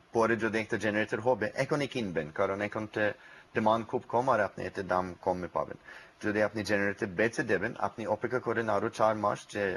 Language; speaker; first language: Bangla; non-native, learner; English